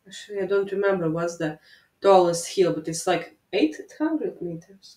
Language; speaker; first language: English; non-native, fluent; Latvian